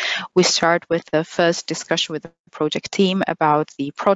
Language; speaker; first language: English; non-native, fluent; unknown